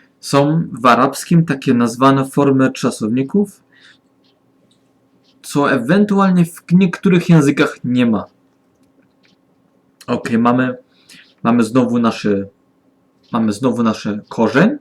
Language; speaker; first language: Polish; non-native, learner; German